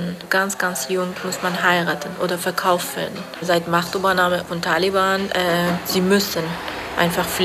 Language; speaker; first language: German; non-native, fluent; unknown